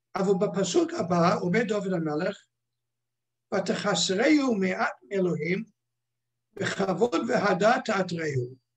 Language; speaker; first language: Hebrew; non-native, fluent; English